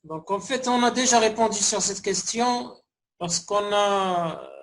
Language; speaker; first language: French; non-native, local second language; Arabic